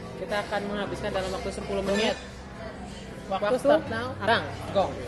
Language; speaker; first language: Indonesian; native; Indonesian